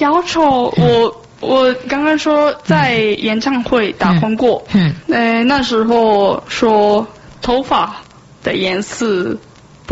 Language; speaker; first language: Chinese; non-native, learner; Japanese